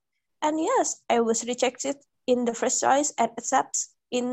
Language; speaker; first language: English; non-native, learner; Indonesian